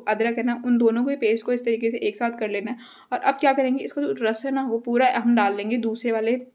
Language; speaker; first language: Hindi; native; Hindi